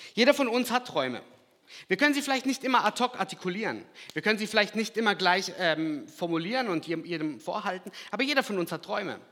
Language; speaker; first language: German; early bilingual, other home language; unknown